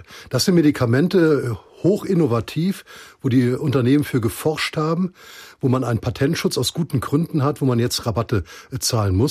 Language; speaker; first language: German; native; German